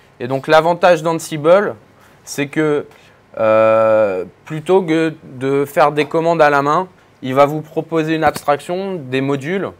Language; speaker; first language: French; native; French